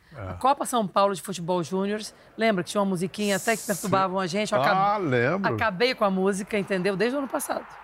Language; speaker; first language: Portuguese; native; Portuguese